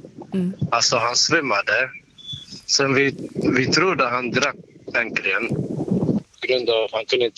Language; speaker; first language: Swedish; non-native, fluent; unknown